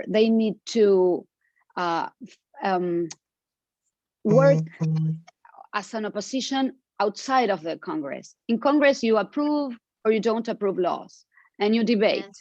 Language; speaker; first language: English; non-native, fluent; Spanish